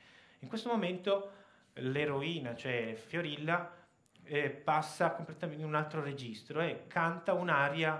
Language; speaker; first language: Italian; native; Italian